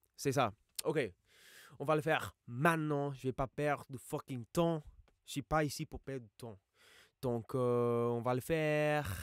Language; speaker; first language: French; non-native, learner; English